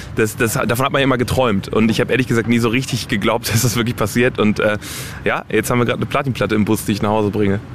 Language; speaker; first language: German; native; German